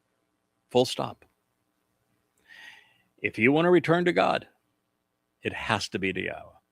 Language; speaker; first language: English; native; English